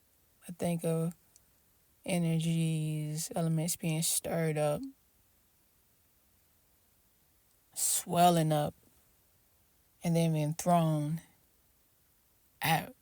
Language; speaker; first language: English; native; English